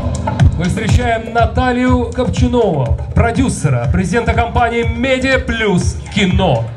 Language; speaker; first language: Russian; native; Russian